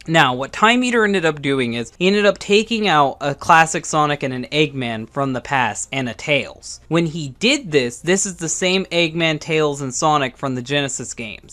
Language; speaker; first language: English; native; English